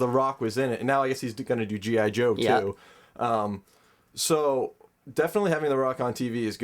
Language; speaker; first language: English; native; English